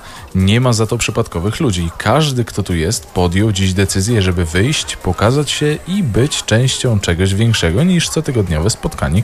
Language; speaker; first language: Polish; native; Polish